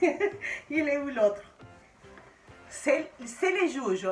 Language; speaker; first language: French; non-native, fluent; Spanish